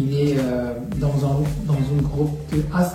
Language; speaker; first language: French; non-native, fluent; Korean